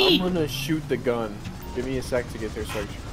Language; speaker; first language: English; native; English